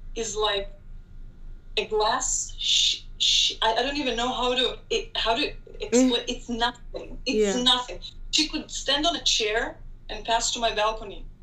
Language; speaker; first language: English; non-native, fluent; Hebrew